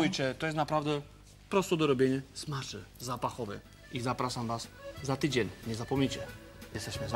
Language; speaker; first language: Polish; non-native, fluent; French